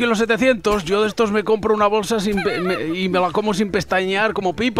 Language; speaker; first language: Spanish; native; Spanish